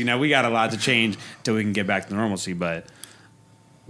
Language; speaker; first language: English; native; English